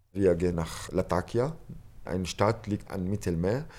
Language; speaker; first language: German; non-native, learner; Arabic